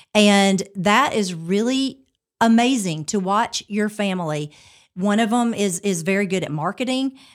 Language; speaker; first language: English; native; English